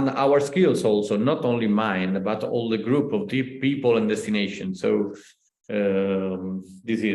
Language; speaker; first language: English; non-native, learner; Italian